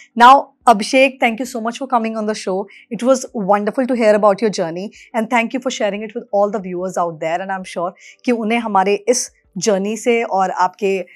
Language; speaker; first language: Hindi; native; Hindi